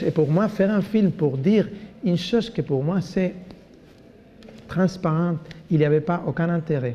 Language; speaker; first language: French; non-native, fluent; Spanish